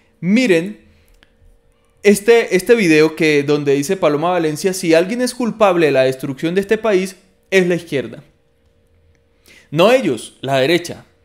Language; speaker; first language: Spanish; native; Spanish